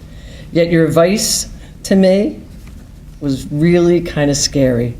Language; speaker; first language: English; native; English